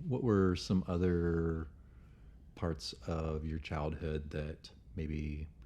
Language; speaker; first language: English; native; English